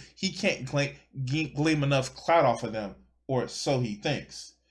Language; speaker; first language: English; native; English